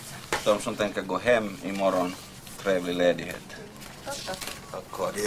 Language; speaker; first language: Swedish; native; Swedish